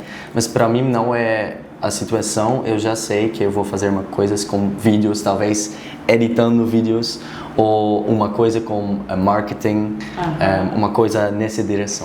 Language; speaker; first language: Portuguese; non-native, learner; Dutch